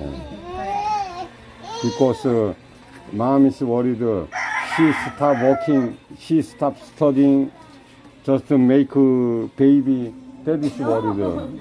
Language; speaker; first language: English; non-native, learner; Korean